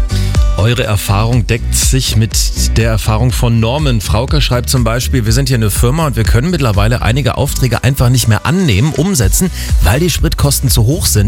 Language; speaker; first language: German; native; German